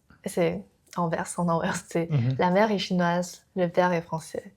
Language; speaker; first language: French; non-native, learner; Chinese